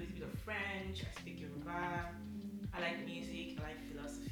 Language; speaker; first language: English; non-native, local second language; Yoruba